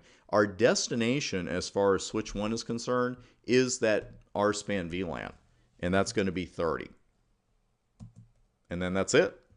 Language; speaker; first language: English; native; English